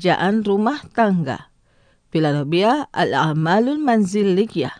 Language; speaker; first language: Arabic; non-native, fluent; Indonesian